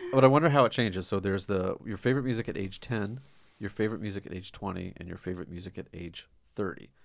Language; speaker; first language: English; native; English